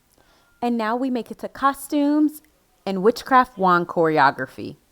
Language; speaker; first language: English; native; English